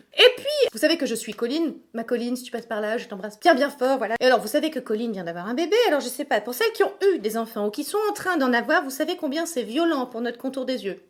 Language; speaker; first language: French; native; French